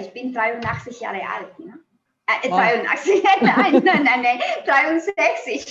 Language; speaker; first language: German; non-native, fluent; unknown